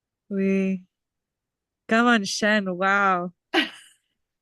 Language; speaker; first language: French; non-native, learner; English